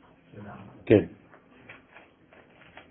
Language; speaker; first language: Hebrew; non-native, learner; French